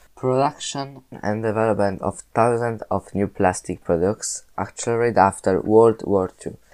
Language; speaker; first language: English; non-native, learner; Italian